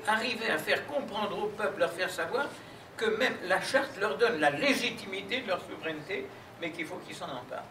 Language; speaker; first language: French; native; French